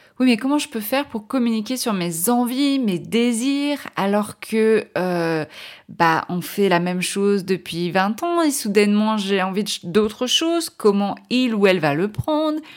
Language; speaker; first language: French; native; French